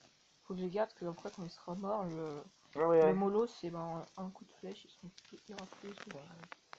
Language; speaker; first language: French; native; French